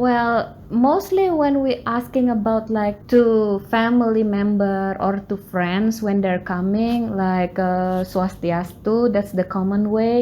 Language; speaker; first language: English; non-native, learner; Balinese